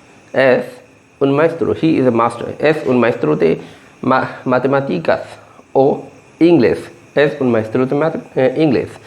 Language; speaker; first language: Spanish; non-native, learner; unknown